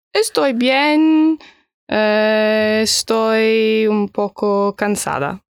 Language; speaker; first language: Spanish; non-native, learner; English